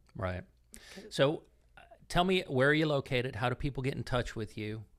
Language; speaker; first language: English; non-native, fluent; Dutch